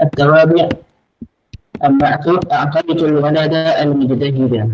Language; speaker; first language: Arabic; non-native, learner; Indonesian